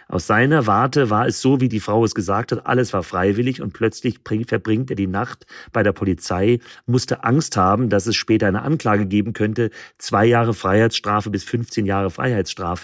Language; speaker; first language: German; native; German